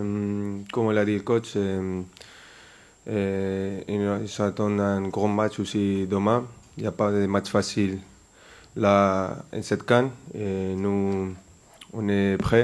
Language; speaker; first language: French; non-native, fluent; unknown